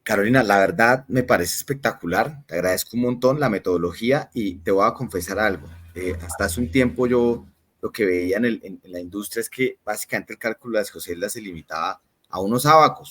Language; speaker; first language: Spanish; native; Spanish